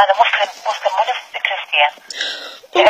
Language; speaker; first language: Arabic; native; Arabic